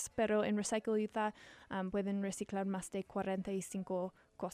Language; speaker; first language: Spanish; non-native, learner; English